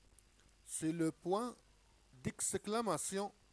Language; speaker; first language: French; non-native, local second language; Arabic